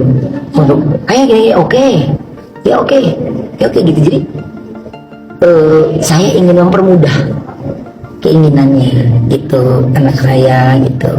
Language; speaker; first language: Indonesian; native; Indonesian